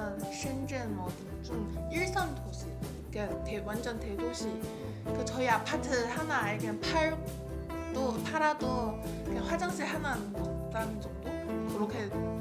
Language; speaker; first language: Korean; non-native, fluent; Chinese